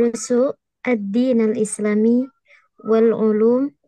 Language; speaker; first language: Arabic; non-native, learner; Indonesian